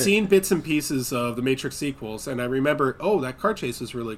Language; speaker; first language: English; native; English